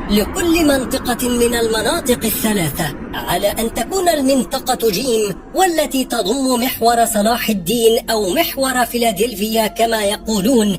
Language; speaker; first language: Arabic; native; Arabic